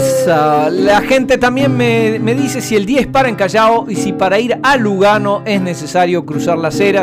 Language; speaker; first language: Spanish; native; Spanish